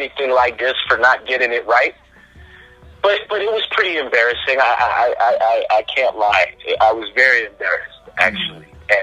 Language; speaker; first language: English; native; English